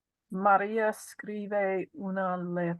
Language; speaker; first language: Italian; non-native, learner; English